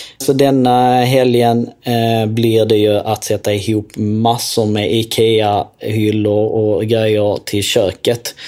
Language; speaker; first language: Swedish; early bilingual, other home language; Albanian